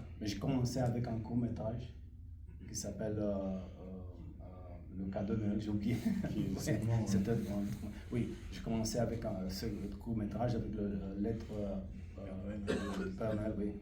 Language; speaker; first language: French; non-native, fluent; Romanian